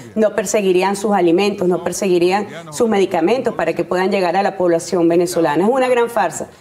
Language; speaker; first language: Spanish; native; Spanish